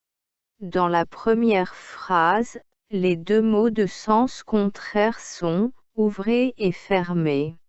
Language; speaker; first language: French; non-native, local second language; Arabic